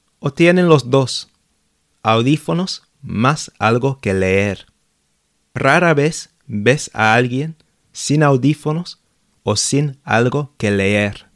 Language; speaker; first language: Spanish; non-native, fluent; English